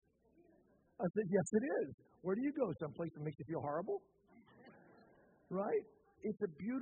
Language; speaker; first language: English; native; English